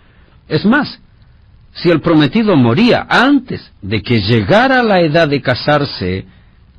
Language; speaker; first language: Spanish; native; Spanish